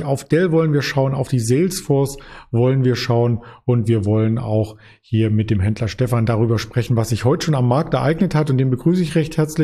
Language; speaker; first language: German; native; German